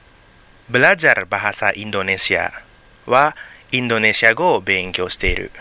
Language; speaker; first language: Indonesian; non-native, fluent; Japanese